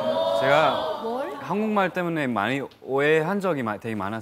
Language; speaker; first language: Korean; non-native, fluent; Thai